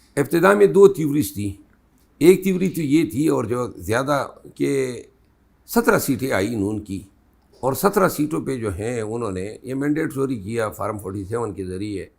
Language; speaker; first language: Urdu; non-native, local second language; Pashto